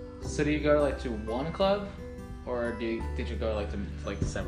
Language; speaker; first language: English; non-native, fluent; Norwegian